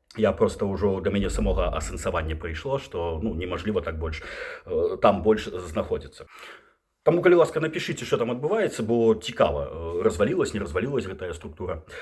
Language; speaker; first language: Belarusian; non-native, local second language; Russian